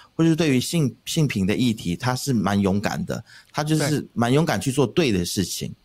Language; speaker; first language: Chinese; native; Chinese